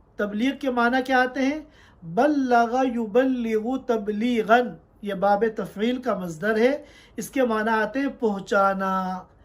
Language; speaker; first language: Urdu; native; Urdu